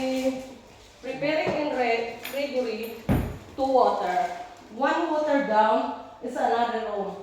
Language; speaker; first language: English; non-native, local second language; Filipino